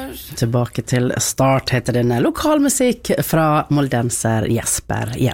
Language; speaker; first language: Norwegian; native; Norwegian